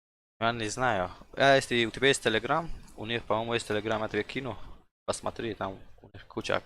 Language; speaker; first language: Russian; non-native, local second language; Tajik